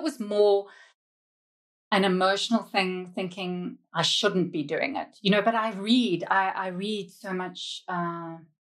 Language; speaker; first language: English; native; English